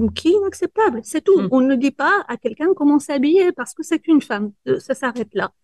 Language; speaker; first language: French; early bilingual, other home language; Persian